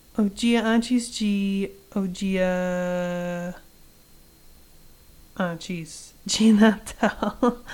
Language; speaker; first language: Portuguese; non-native, learner; English